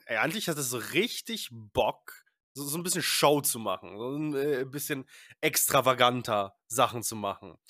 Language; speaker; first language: German; early bilingual, other home language; Polish